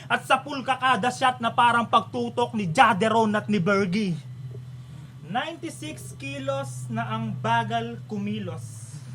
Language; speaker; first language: Filipino; non-native, local second language; Pampanga